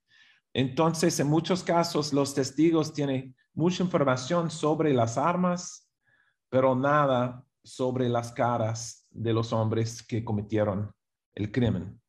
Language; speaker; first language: Spanish; non-native, fluent; English